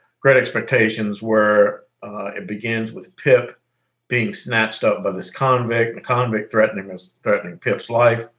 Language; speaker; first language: English; native; English